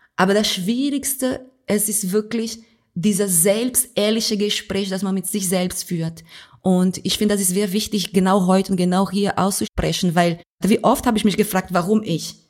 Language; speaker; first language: German; non-native, fluent; Portuguese